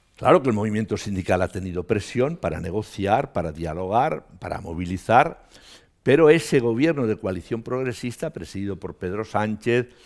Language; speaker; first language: Spanish; native; Spanish